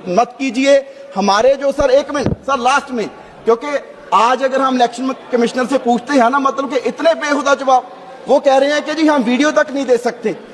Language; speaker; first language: Hindi; non-native, local second language; Punjabi